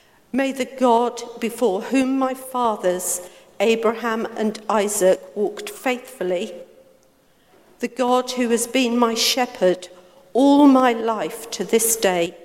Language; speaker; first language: English; native; English